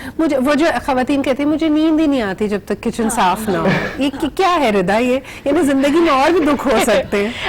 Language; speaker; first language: Urdu; native; Urdu